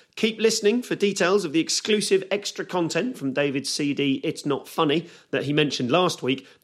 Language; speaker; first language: English; native; English